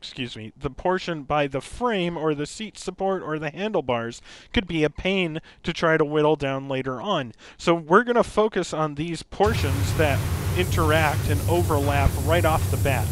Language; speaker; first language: English; native; English